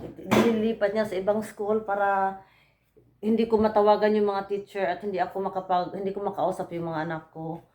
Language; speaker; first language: Filipino; non-native, local second language; Cebuano